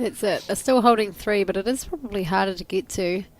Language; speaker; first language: English; native; English